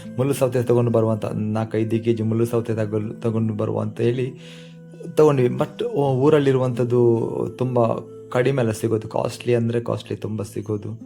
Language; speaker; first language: Kannada; non-native, local second language; Tulu